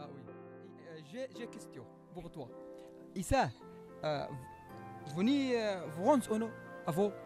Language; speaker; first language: French; non-native, learner; Arabic